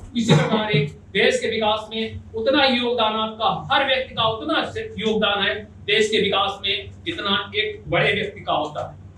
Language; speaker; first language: Hindi; native; Hindi